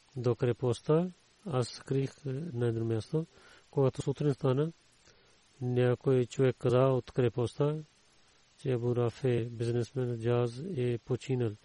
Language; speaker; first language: Bulgarian; non-native, learner; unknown